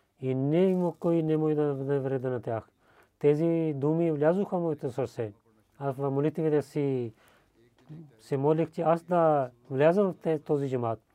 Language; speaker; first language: Bulgarian; non-native, learner; Urdu